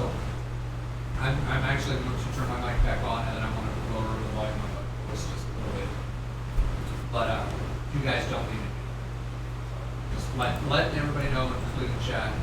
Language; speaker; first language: English; native; English